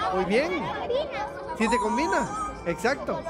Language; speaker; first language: Spanish; native; Spanish